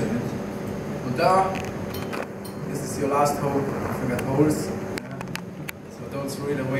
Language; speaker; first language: English; non-native, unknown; German